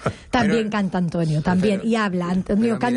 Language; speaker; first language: Spanish; native; Spanish